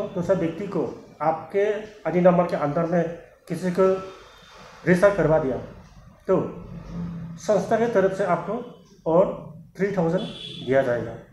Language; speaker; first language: Hindi; non-native, local second language; Bodo